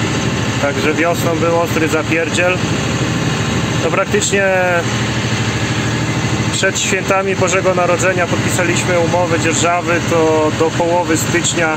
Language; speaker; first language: Polish; native; Polish